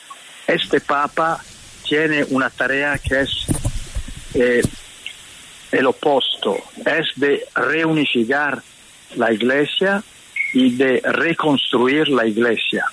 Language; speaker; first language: Spanish; non-native, fluent; Italian